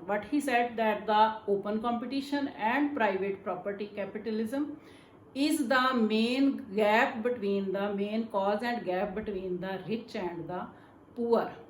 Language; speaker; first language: English; non-native, local second language; Punjabi